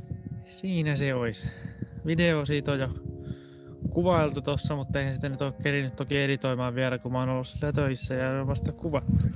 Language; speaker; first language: Finnish; native; Finnish